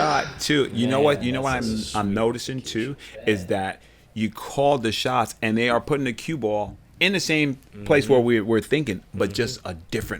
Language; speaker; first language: English; native; English